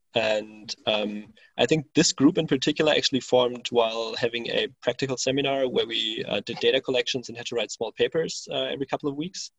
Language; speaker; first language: English; non-native, fluent; German